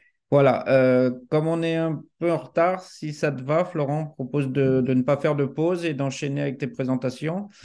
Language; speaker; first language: French; native; French